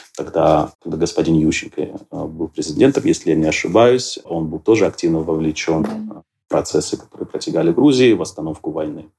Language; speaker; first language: Russian; non-native, local second language; Georgian